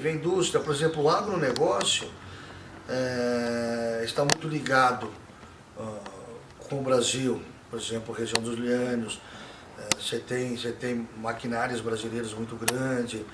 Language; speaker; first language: Portuguese; non-native, fluent; Spanish